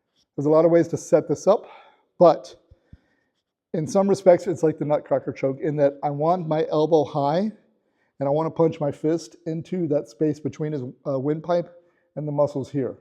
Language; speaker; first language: English; native; English